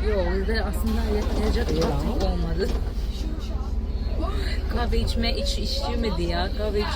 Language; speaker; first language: Turkish; non-native, fluent; Albanian